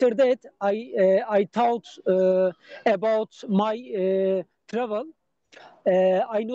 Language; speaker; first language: English; non-native, learner; Turkish